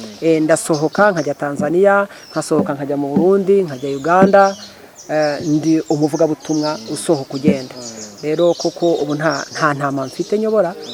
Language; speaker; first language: Kinyarwanda; early bilingual, heritage; Kinyarwanda